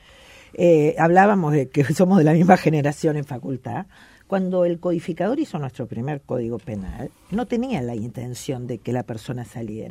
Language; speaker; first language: Spanish; native; Spanish